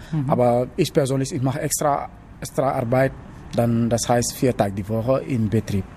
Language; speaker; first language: German; non-native, learner; Wolof